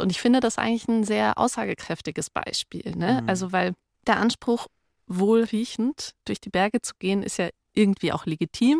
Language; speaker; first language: German; native; German